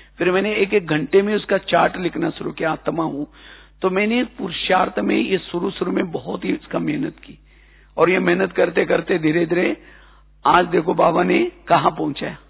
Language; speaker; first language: Hindi; non-native, local second language; Marathi